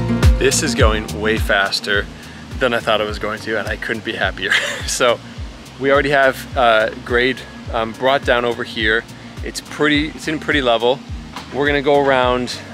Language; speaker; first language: English; native; English